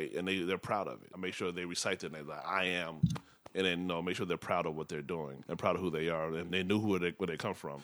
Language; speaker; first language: English; early bilingual, other home language; Yoruba